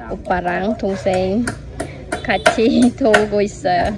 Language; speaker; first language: Korean; non-native, fluent; Khmer